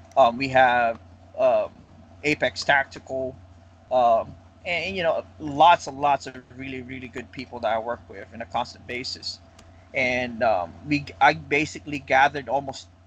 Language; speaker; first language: English; non-native, local second language; Filipino